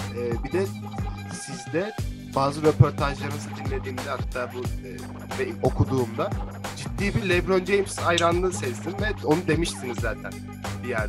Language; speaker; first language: Turkish; native; Turkish